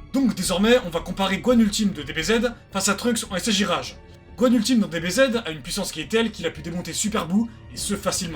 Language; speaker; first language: French; native; French